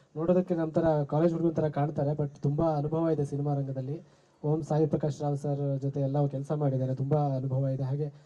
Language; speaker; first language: Kannada; native; Kannada